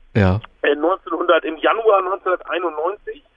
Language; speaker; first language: German; native; German